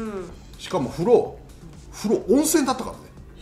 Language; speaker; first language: Japanese; native; Japanese